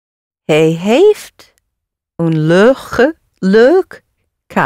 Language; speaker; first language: Dutch; non-native, learner; English